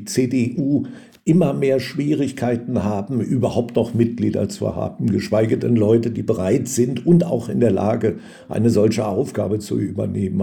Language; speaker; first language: German; native; German